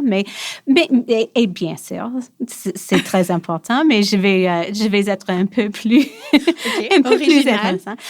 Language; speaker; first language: French; non-native, local second language; English